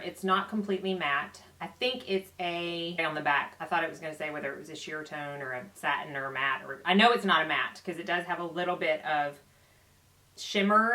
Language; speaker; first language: English; native; English